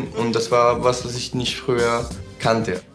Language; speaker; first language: German; non-native, fluent; Spanish